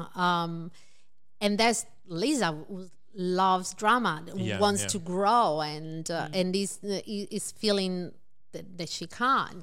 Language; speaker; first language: English; non-native, fluent; Italian